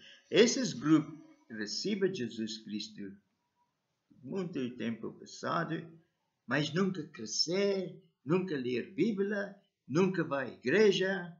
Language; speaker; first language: Portuguese; non-native, learner; English